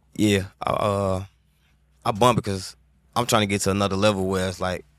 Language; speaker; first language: English; native; English